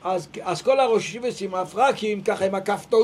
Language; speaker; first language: Hebrew; non-native, local second language; Yiddish